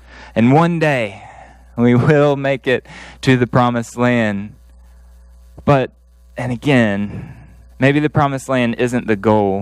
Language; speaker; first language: English; native; English